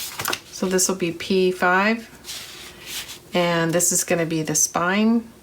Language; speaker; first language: English; native; English